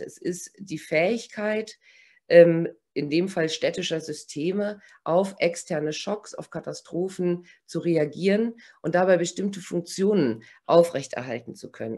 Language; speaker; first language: German; native; German